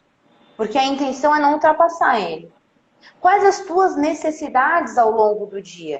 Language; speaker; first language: Portuguese; native; Portuguese